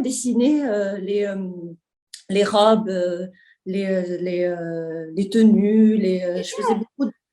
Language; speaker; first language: French; non-native, local second language; Arabic